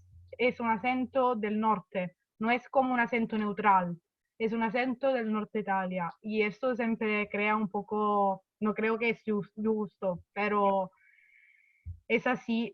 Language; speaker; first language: Spanish; non-native, fluent; Italian